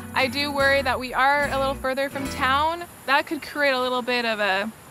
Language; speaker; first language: English; native; English